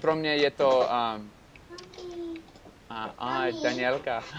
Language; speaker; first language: Czech; non-native, learner; English